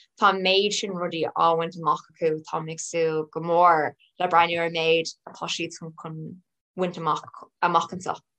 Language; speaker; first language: Irish; non-native, local second language; English